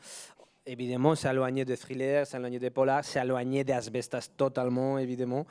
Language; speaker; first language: French; non-native, fluent; Spanish